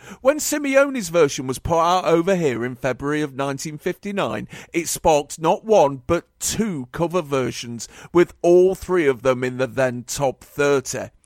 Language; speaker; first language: English; native; English